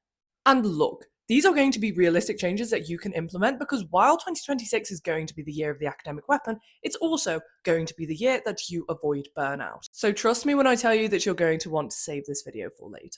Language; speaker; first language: English; native; English